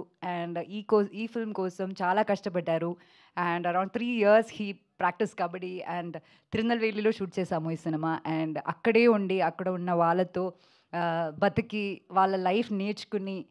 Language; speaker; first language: Telugu; non-native, local second language; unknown